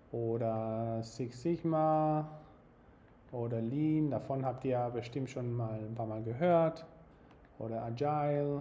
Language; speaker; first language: German; non-native, fluent; Spanish